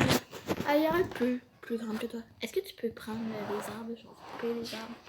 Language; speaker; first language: French; native; French